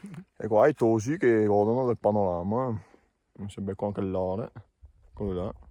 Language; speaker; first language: Italian; native; Italian